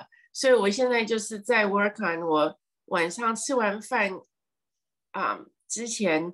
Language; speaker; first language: Chinese; early bilingual, heritage; English